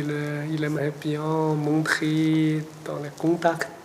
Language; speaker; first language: French; non-native, fluent; Chinese